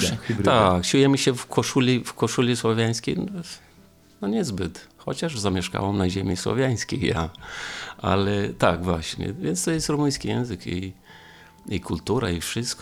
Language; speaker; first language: Polish; non-native, fluent; Romanian